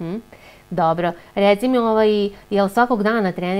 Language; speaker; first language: Serbian; native; Serbian